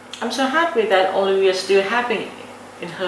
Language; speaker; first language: English; non-native, learner; Thai